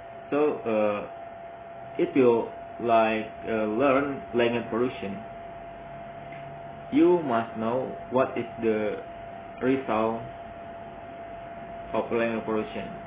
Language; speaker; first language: English; non-native, learner; Indonesian